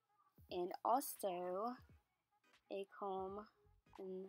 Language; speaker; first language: English; native; English